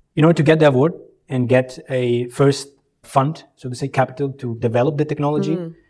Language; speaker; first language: English; early bilingual, other home language; Albanian